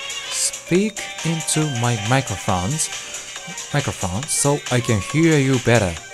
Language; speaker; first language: English; non-native, fluent; Japanese